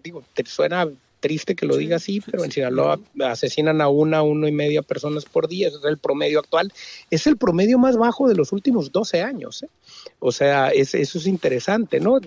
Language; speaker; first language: Spanish; native; Spanish